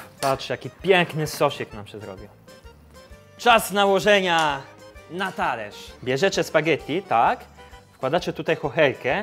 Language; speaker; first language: Polish; non-native, fluent; Italian